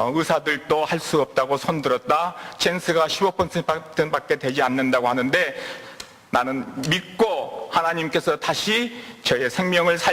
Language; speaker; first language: Korean; native; Korean